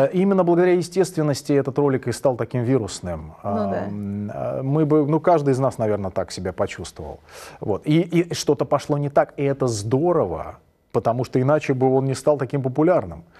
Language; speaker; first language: Russian; native; Russian